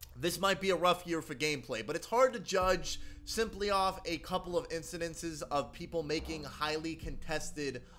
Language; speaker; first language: English; native; English